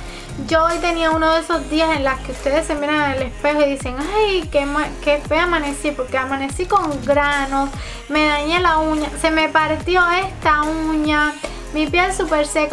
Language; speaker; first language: Spanish; native; Spanish